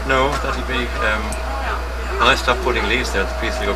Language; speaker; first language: English; native; English